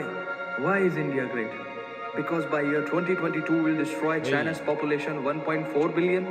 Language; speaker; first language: English; non-native, local second language; Hindi